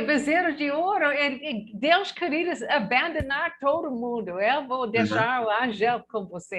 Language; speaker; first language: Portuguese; non-native, learner; English